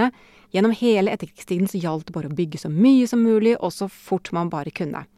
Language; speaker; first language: Norwegian; native; Norwegian